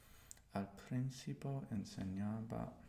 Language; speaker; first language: Spanish; non-native, learner; English